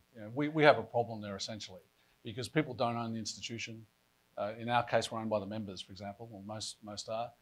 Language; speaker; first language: English; native; English